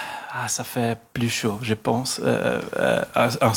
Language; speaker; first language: French; non-native, local second language; German